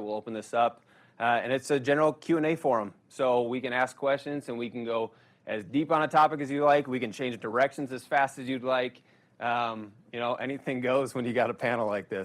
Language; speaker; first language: English; native; English